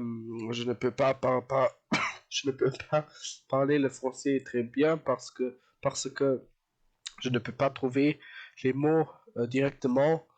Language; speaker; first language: French; non-native, learner; German